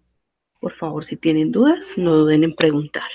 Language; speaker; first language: Spanish; native; Spanish